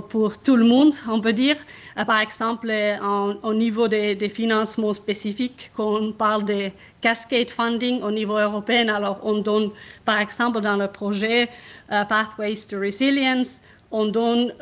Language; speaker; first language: French; non-native, fluent; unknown